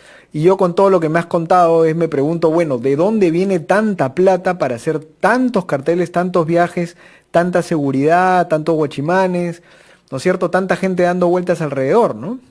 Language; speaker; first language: Spanish; native; Spanish